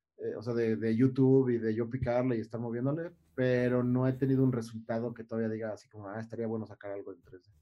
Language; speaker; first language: Spanish; native; Spanish